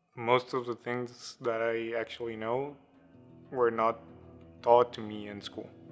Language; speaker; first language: English; non-native, fluent; Spanish